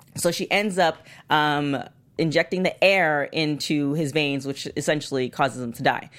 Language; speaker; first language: English; native; English